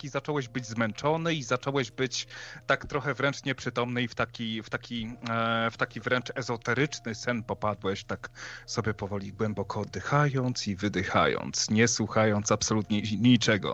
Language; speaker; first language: Polish; native; Polish